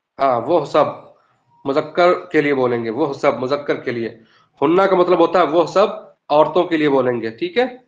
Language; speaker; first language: Urdu; native; Urdu